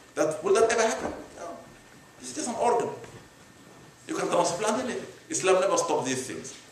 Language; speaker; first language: English; non-native, fluent; Arabic